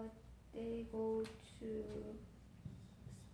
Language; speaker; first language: English; non-native, learner; Korean